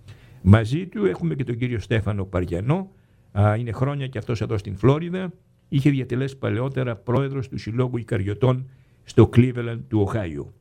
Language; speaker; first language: Greek; native; Greek